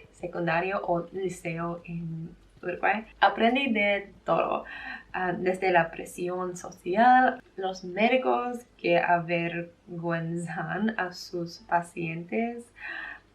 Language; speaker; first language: Spanish; non-native, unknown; English